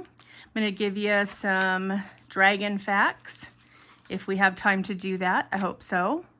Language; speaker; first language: English; native; English